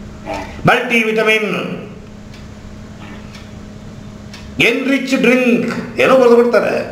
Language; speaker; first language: Kannada; native; Kannada